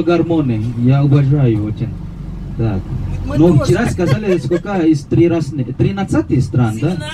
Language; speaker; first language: Russian; non-native, fluent; Balinese